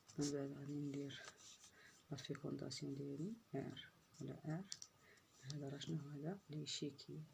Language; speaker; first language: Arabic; native; Arabic